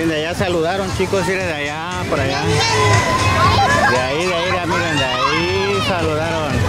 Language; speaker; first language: Spanish; native; Spanish